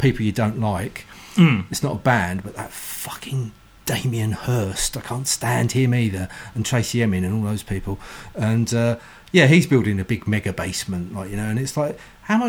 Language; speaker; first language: English; native; English